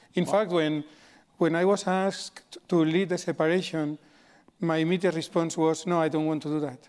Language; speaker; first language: English; non-native, fluent; Spanish